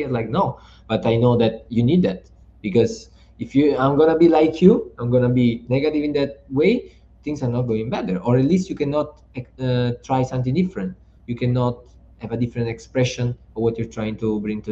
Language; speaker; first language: English; non-native, fluent; Italian